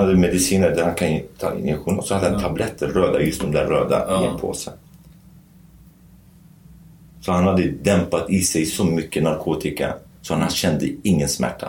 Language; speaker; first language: Swedish; non-native, fluent; Kurdish